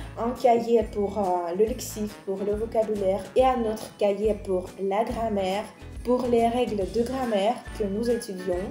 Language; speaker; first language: French; non-native, fluent; Russian